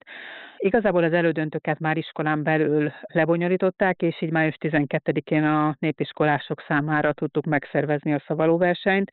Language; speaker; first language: Hungarian; native; Hungarian